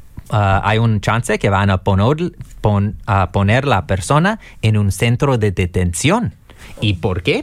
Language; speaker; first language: Spanish; non-native, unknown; English